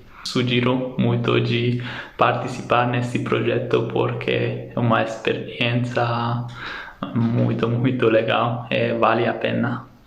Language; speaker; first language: Portuguese; non-native, learner; Hungarian